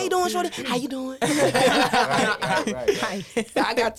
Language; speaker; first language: English; native; English